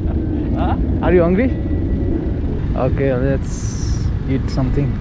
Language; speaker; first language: English; non-native, learner; Nepali